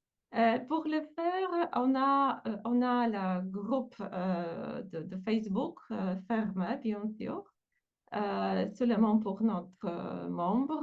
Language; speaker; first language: French; non-native, fluent; Polish